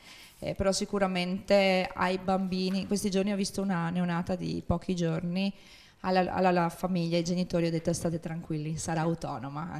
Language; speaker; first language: Italian; native; Italian